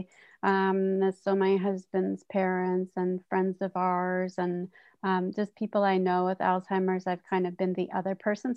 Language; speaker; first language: English; native; English